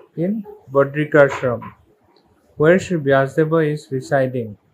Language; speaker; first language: English; non-native, local second language; Assamese